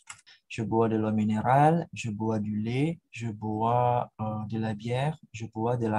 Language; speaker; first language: French; non-native, fluent; Indonesian